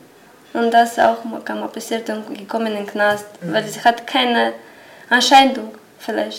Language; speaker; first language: German; non-native, learner; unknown